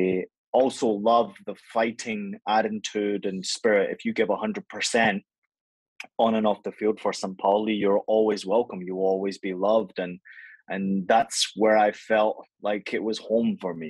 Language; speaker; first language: English; native; English